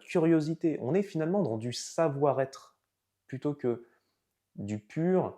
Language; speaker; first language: French; native; French